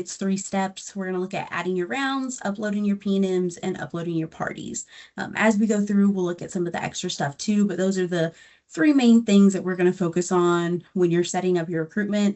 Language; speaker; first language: English; native; English